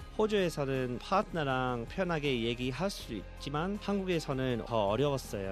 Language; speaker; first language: Korean; early bilingual, heritage; Korean